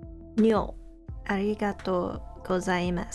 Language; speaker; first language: Japanese; non-native, learner; English